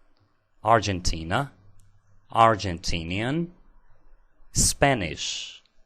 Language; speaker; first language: English; non-native, fluent; Portuguese